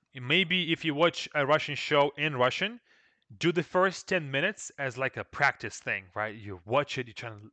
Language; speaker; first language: English; non-native, fluent; Russian